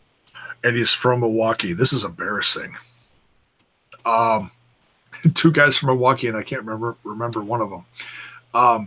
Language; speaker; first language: English; native; English